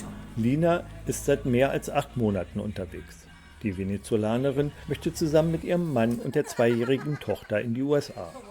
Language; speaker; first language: German; native; German